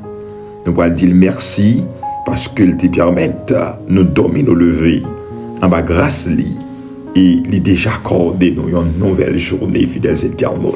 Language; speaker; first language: French; non-native, local second language; Haitian Creole